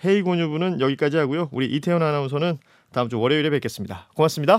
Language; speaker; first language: Korean; native; Korean